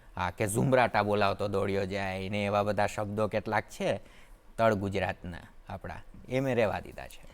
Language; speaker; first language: Gujarati; native; Gujarati